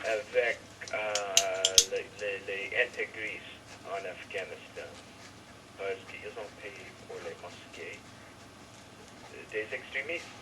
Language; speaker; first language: French; non-native, learner; English